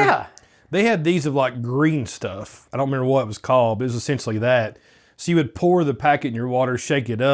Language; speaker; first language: English; native; English